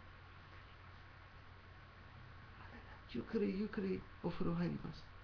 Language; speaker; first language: Japanese; non-native, learner; English